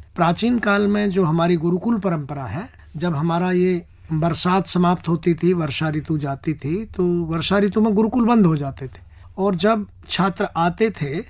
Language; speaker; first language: Hindi; native; Hindi